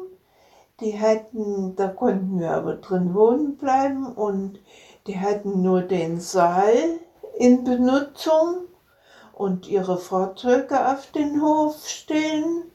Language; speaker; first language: German; native; German